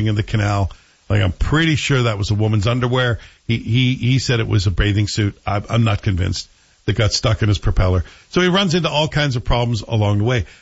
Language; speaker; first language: English; native; English